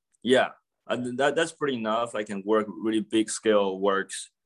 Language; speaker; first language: English; non-native, fluent; Chinese